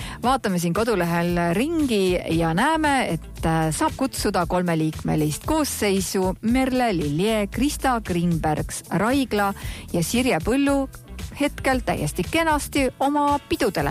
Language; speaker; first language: Estonian; native; Estonian